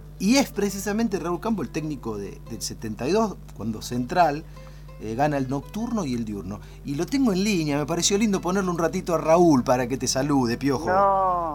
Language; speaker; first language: Spanish; native; Spanish